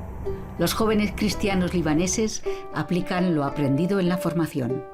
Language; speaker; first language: Spanish; native; Spanish